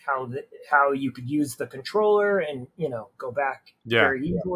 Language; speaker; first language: English; native; English